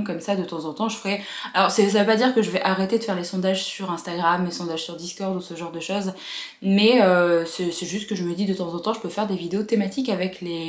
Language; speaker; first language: French; native; French